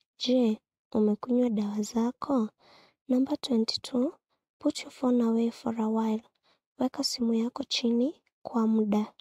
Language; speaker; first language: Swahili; non-native, local second language; Kikuyu